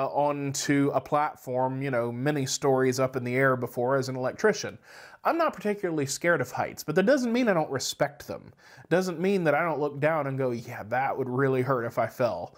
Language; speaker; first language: English; native; English